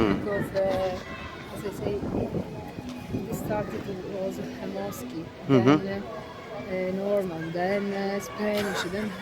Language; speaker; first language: English; non-native, learner; Italian